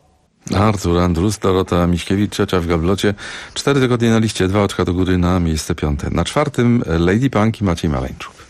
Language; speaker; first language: Polish; native; Polish